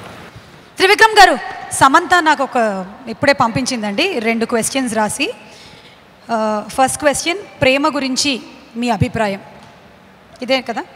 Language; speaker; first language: Telugu; native; Telugu